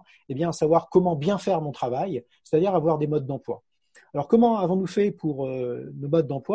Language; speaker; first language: French; native; French